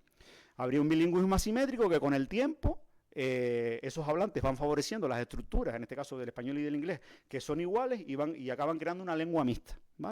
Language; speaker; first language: Spanish; native; Spanish